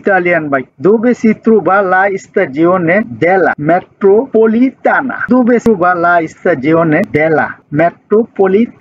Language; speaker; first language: Italian; non-native, fluent; Bangla